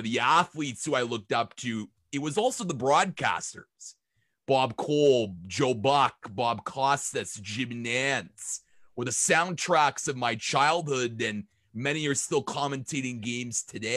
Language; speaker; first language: English; native; English